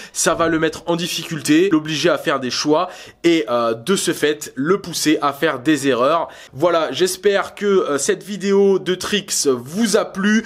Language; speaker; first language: French; native; French